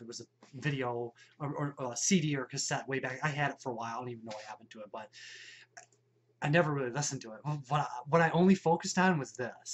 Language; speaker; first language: English; native; English